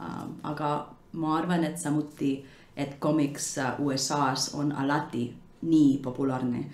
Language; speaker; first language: Estonian; non-native, learner; English